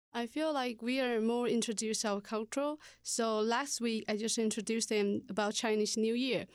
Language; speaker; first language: English; non-native, learner; Chinese